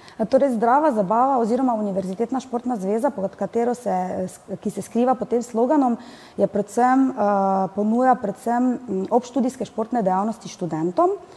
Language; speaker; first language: Slovenian; native; Slovenian